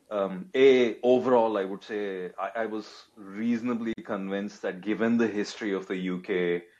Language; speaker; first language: English; non-native, local second language; Telugu